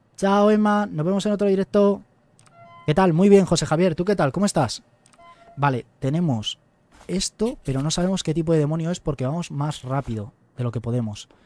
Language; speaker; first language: Spanish; native; Spanish